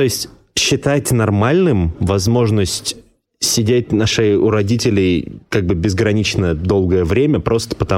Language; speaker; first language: Russian; native; Russian